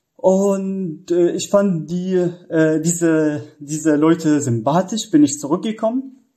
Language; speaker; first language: German; non-native, fluent; Arabic